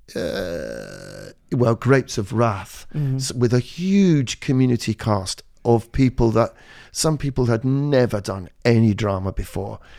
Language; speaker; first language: English; native; English